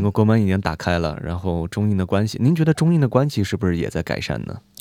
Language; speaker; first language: Chinese; native; Chinese